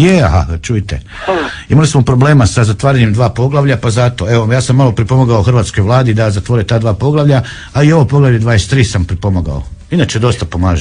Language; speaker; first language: Croatian; native; Croatian